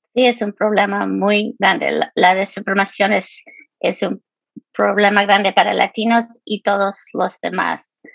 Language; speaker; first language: Spanish; early bilingual, heritage; Spanish